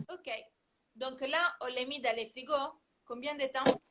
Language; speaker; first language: French; non-native, fluent; Italian